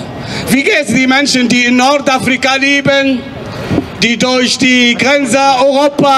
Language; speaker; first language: German; non-native, fluent; Arabic